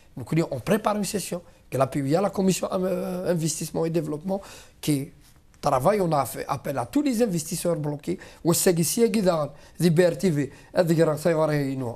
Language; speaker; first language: French; non-native, local second language; Kabyle